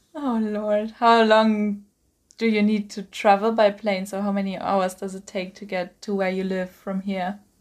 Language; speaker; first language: English; non-native, fluent; German